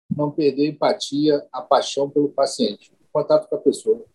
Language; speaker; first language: Portuguese; native; Portuguese